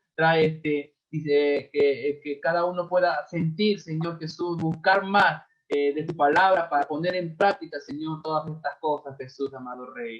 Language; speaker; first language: Spanish; native; Spanish